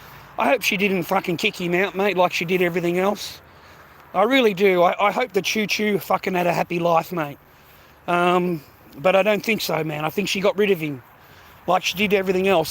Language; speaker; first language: English; native; English